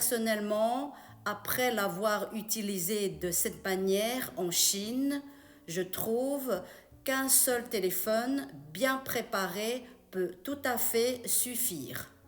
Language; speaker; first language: French; non-native, fluent; Chinese